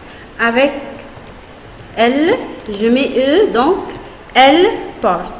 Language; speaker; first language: French; non-native, fluent; Arabic